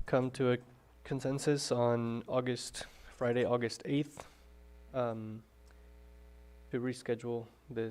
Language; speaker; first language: English; native; English